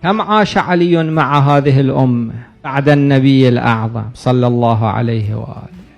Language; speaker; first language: Arabic; native; Arabic